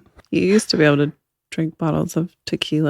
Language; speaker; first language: English; native; English